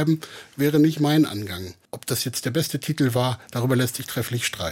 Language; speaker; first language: German; native; German